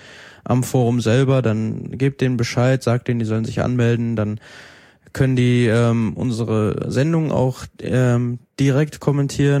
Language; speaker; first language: German; native; German